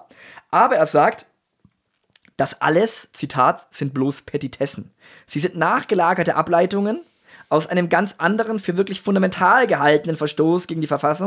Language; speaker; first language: German; native; German